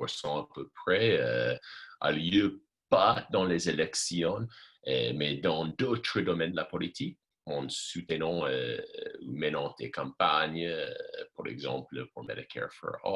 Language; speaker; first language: French; non-native, fluent; English